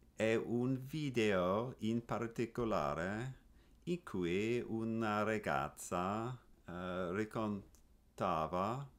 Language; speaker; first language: Italian; non-native, learner; English